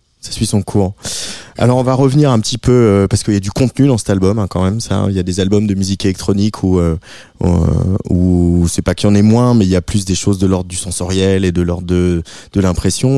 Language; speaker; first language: French; native; French